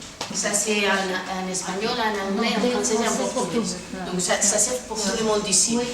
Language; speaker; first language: French; non-native, fluent; Spanish